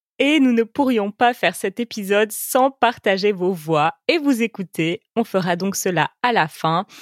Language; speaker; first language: French; native; French